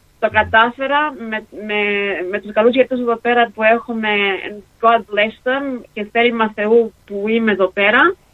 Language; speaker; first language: Greek; early bilingual, heritage; Greek